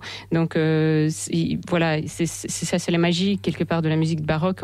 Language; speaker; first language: French; non-native, fluent; Russian